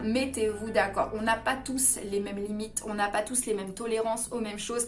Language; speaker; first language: French; native; French